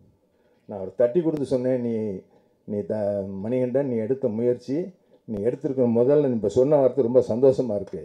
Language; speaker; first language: Tamil; native; Tamil